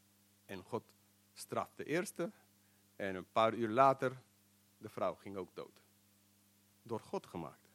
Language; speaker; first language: Dutch; non-native, fluent; English